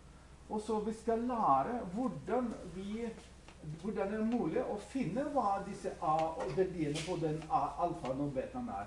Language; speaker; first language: Norwegian; non-native, fluent; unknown